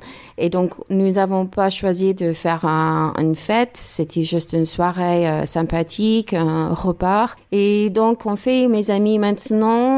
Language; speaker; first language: French; non-native, learner; English